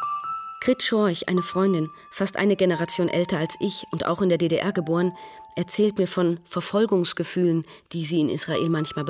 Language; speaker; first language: German; native; German